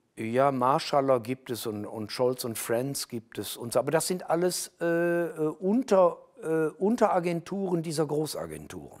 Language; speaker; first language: German; native; German